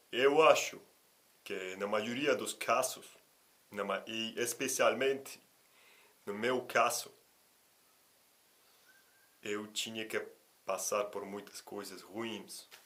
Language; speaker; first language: Portuguese; non-native, fluent; Russian